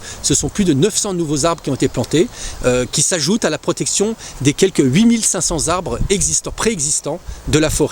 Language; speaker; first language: French; native; French